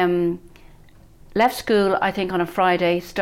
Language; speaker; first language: English; native; English